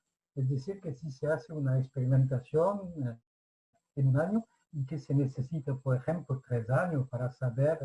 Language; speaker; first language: Spanish; non-native, fluent; French